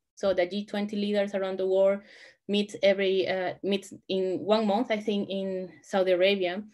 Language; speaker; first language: English; non-native, fluent; Spanish